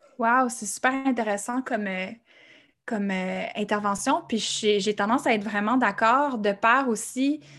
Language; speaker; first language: French; native; French